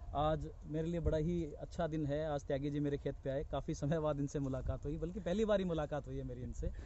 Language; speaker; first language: Hindi; native; Hindi